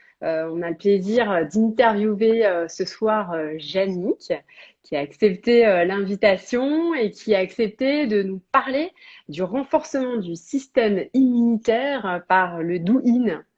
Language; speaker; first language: French; native; French